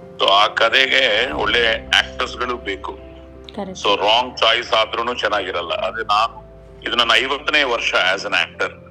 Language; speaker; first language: Kannada; non-native, local second language; Telugu